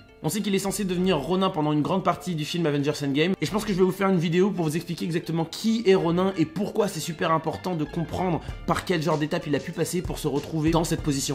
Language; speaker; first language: French; native; French